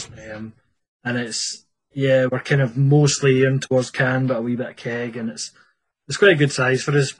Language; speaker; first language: English; native; English